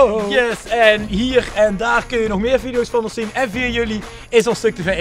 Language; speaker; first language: Dutch; native; Dutch